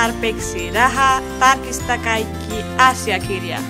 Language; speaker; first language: Finnish; non-native, learner; Nepali